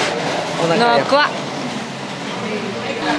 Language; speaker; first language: Japanese; non-native, fluent; Vietnamese